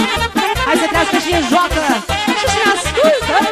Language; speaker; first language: Romanian; native; Romanian